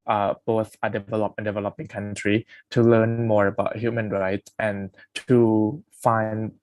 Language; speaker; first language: English; non-native, fluent; Thai